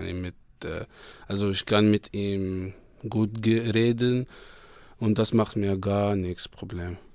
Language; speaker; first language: German; non-native, learner; Arabic